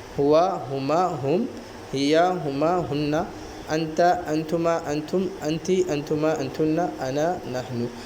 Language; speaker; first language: Urdu; native; Urdu